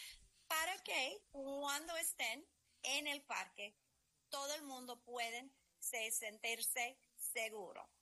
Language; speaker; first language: Spanish; non-native, learner; English